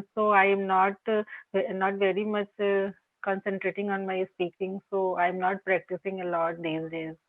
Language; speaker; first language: English; non-native, local second language; Hindi